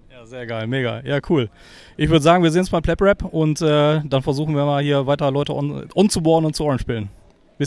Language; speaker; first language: German; native; German